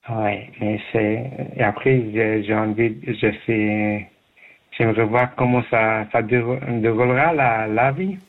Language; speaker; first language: French; non-native, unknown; Persian